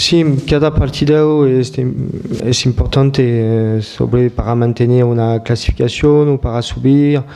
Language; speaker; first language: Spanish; non-native, learner; French